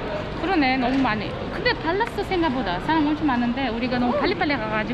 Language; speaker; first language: Korean; non-native, fluent; Uzbek